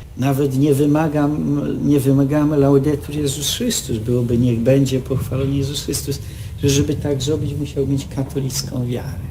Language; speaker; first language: Polish; native; Polish